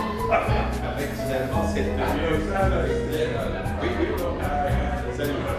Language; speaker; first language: French; non-native, local second language; Arabic